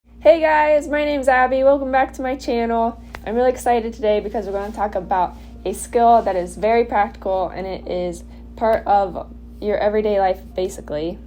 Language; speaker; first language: English; native; English